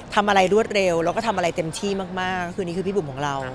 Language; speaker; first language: Thai; native; Thai